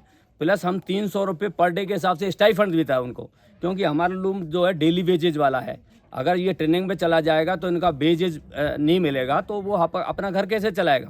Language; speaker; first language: Hindi; native; Hindi